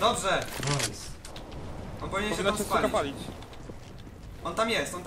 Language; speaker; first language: Polish; native; Polish